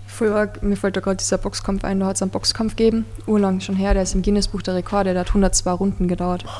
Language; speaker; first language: German; native; German